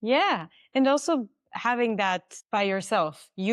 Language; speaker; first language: English; non-native, fluent; German